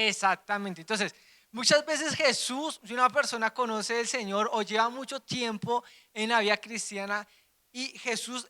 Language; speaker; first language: Spanish; native; Spanish